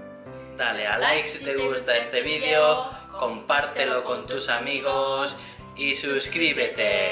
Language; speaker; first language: Spanish; native; Spanish